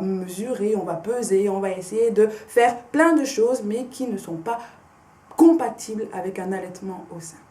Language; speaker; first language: French; native; French